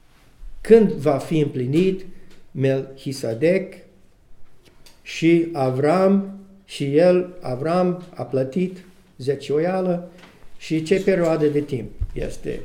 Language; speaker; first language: Romanian; non-native, learner; English